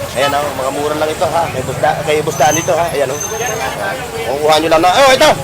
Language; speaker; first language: Filipino; native; Filipino